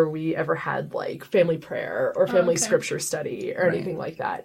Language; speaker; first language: English; native; English